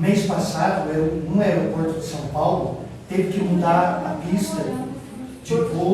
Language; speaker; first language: Portuguese; native; Portuguese